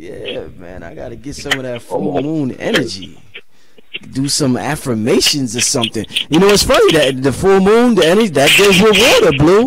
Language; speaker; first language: English; native; English